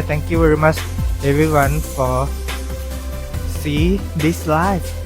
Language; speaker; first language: English; non-native, learner; Thai